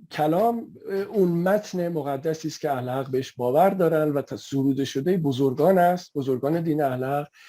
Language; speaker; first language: Persian; native; Persian